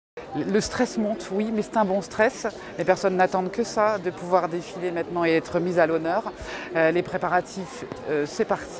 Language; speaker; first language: French; native; French